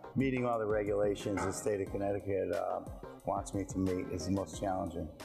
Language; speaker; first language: English; native; English